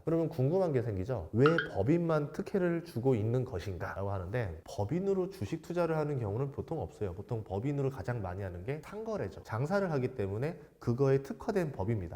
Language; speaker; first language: Korean; native; Korean